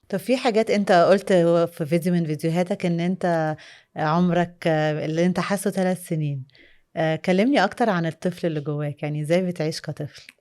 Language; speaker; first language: Egyptian Arabic; native; Egyptian Arabic